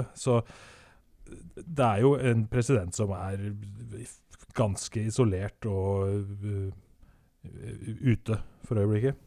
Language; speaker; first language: Norwegian; native; Norwegian